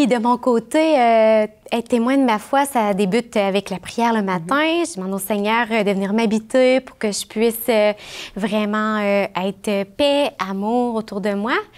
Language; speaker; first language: French; native; French